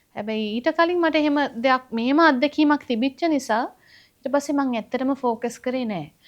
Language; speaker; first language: Sinhala; non-native, local second language; Tamil